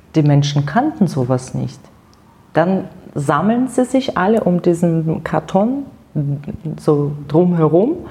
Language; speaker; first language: German; non-native, fluent; Russian